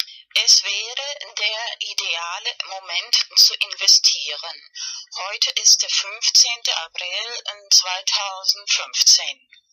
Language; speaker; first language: German; non-native, learner; Spanish